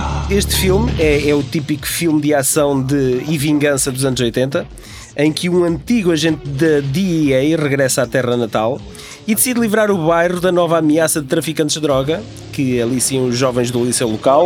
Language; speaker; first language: Portuguese; native; Portuguese